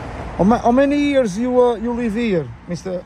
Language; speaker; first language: English; non-native, learner; Portuguese